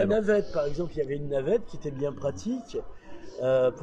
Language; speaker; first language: French; native; French